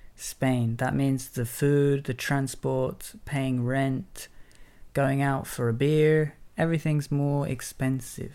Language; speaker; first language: English; native; English